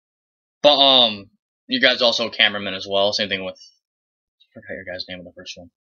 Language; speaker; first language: English; native; English